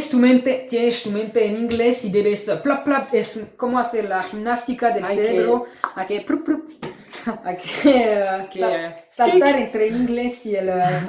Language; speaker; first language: Spanish; non-native, learner; French